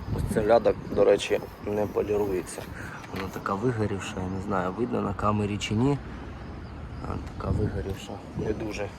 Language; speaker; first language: Ukrainian; non-native, local second language; Russian